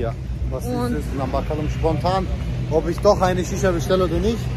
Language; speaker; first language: German; early bilingual, other home language; Turkish